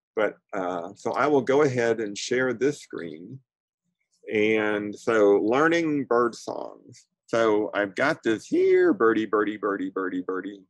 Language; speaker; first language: English; native; English